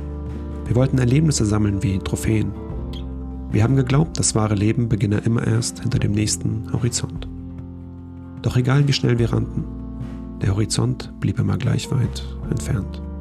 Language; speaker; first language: German; native; German